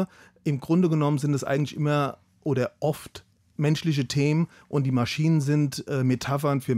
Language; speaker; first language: German; native; German